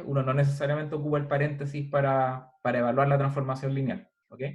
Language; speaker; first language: Spanish; native; Spanish